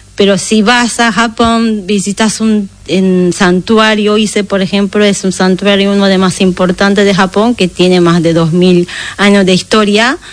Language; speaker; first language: Spanish; non-native, learner; Japanese